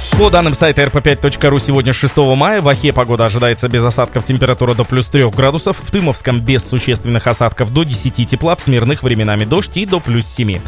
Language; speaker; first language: Russian; native; Russian